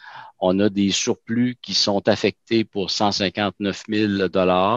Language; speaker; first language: French; native; French